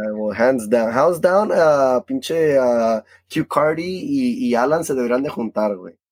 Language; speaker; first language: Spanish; early bilingual, heritage; Spanish